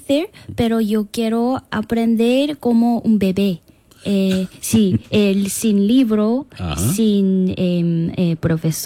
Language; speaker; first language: Spanish; non-native, learner; Korean